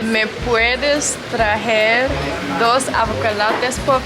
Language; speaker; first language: Spanish; non-native, learner; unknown